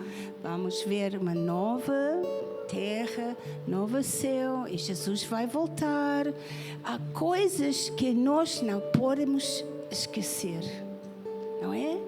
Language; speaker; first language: Portuguese; non-native, fluent; English